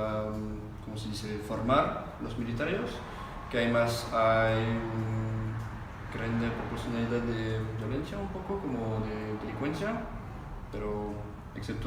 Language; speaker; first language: Spanish; non-native, learner; French